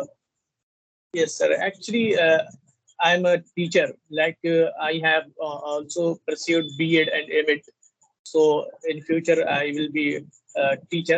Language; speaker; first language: English; non-native, learner; Hindi